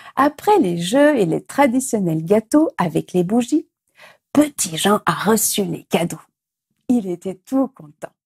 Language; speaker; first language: French; non-native, fluent; Portuguese